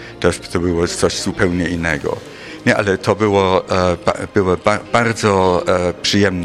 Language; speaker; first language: Polish; non-native, fluent; German